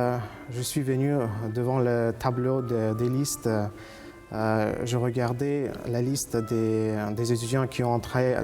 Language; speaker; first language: French; non-native, fluent; Uzbek